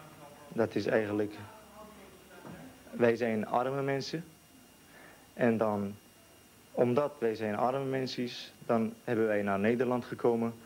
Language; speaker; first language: Dutch; non-native, learner; Turkish